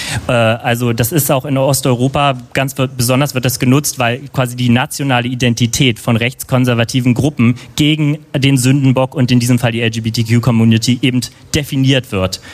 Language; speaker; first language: German; native; German